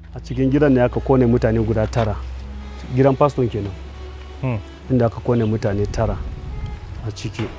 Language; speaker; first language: Hausa; non-native, local second language; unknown